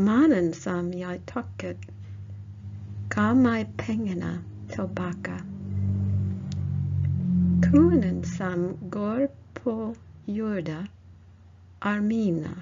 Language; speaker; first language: Norwegian; non-native, learner; English